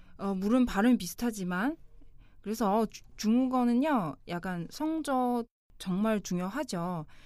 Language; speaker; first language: Korean; non-native, local second language; Chinese